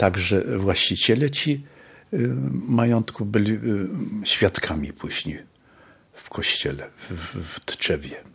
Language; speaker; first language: Polish; native; Polish